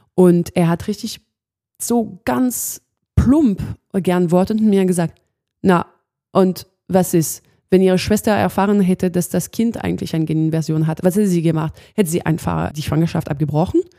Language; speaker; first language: German; non-native, fluent; French